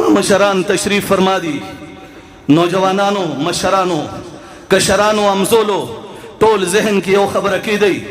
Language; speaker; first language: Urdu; non-native, local second language; Pashto